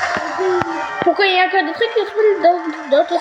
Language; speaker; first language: French; native; French